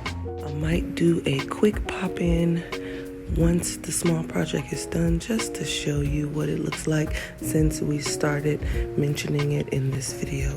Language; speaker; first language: English; native; English